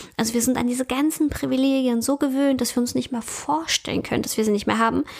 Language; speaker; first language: German; early bilingual, other home language; Russian